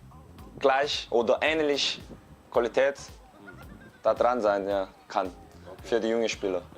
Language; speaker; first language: German; non-native, learner; Korean